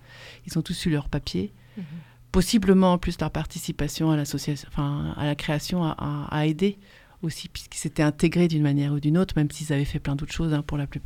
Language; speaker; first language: French; native; French